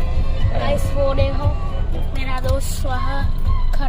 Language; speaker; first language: Hindi; non-native, local second language; Gujarati